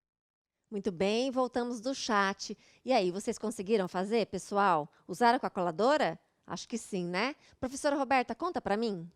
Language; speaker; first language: Portuguese; native; Portuguese